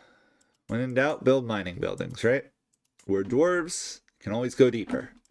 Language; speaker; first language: English; native; English